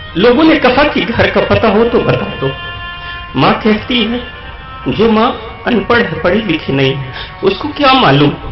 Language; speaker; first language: Hindi; native; Hindi